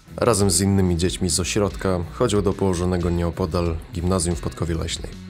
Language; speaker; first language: Polish; early bilingual, other home language; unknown